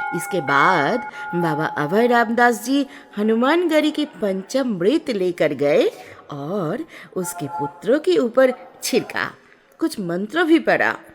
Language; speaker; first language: Hindi; non-native, local second language; Bangla